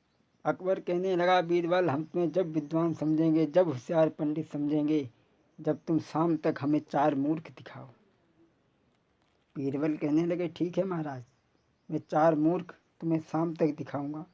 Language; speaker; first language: Hindi; native; Hindi